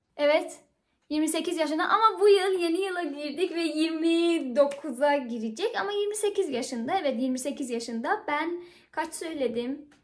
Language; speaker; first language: Turkish; non-native, fluent; Persian